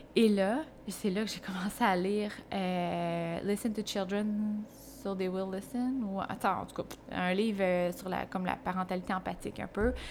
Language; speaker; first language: French; native; French